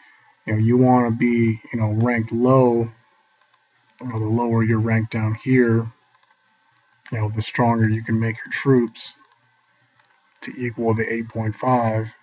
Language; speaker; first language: English; native; English